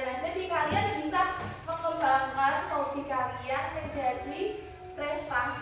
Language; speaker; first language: Indonesian; native; Indonesian